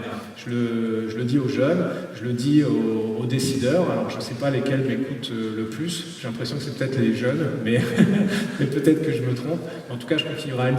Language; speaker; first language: French; native; French